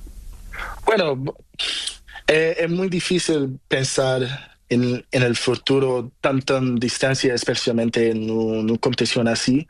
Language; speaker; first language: Spanish; non-native, learner; Portuguese